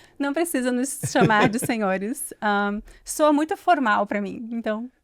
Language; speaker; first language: Portuguese; native; Portuguese